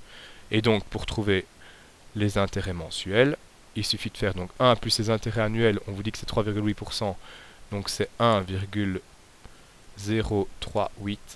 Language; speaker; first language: French; native; French